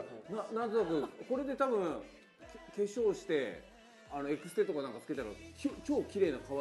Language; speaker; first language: Japanese; native; Japanese